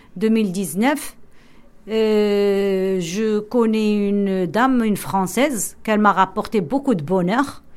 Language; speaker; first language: French; non-native, local second language; Arabic